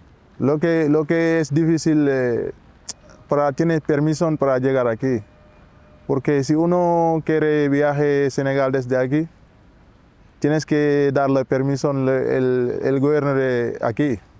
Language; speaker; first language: Spanish; non-native, learner; Wolof